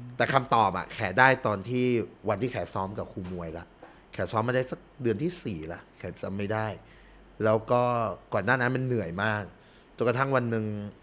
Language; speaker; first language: Thai; early bilingual, heritage; Thai